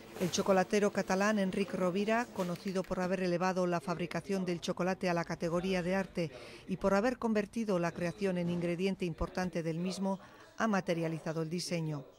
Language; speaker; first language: Spanish; native; Spanish